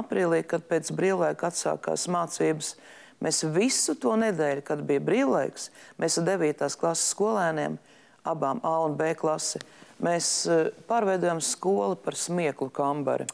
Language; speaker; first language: Latvian; native; Latvian